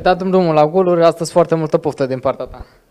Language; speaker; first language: Romanian; native; Romanian